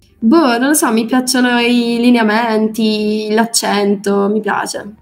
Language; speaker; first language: Italian; native; Italian